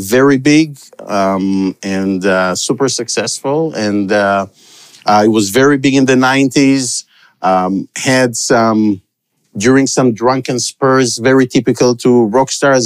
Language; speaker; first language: English; non-native, local second language; Hebrew